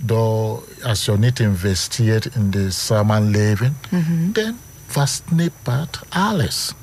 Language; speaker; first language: Dutch; non-native, learner; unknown